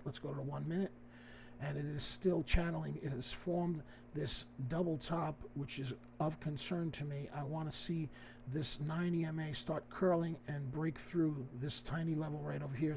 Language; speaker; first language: English; native; English